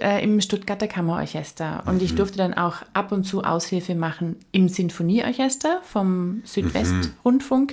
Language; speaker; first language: German; native; German